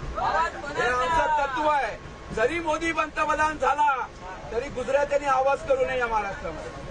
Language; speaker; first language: Marathi; native; Marathi